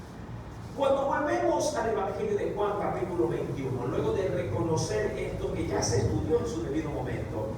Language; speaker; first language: Spanish; native; Spanish